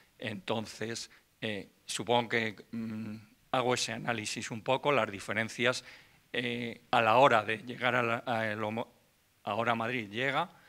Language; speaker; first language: Spanish; native; Spanish